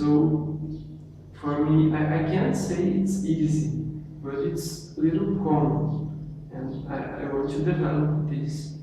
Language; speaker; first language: English; non-native, learner; Portuguese